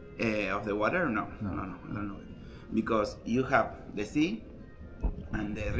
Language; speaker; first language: English; non-native, learner; Spanish